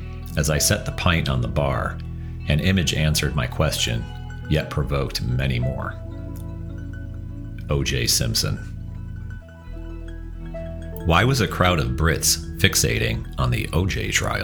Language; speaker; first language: English; native; English